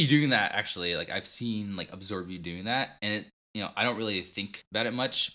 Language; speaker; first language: English; early bilingual, other home language; Vietnamese